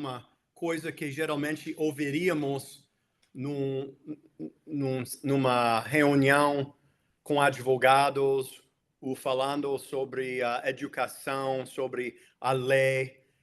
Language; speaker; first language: Portuguese; non-native, fluent; English